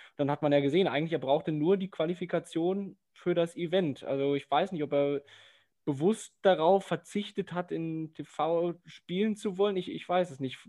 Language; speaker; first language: German; native; German